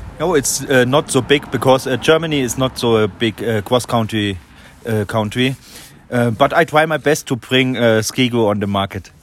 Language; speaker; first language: English; non-native, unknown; German